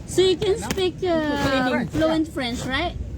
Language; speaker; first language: English; non-native, learner; Filipino